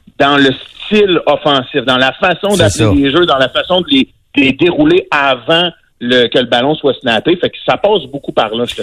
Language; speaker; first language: French; native; French